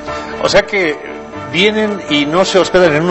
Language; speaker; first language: Spanish; native; Spanish